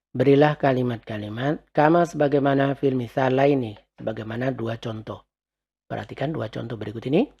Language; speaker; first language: Indonesian; native; Indonesian